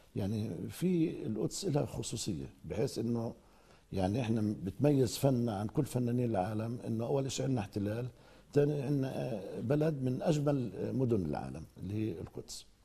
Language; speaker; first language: Arabic; native; Arabic